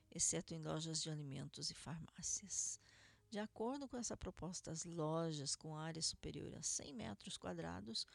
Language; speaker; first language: Portuguese; native; Portuguese